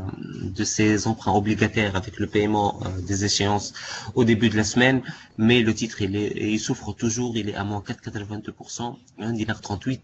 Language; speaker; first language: French; non-native, local second language; Arabic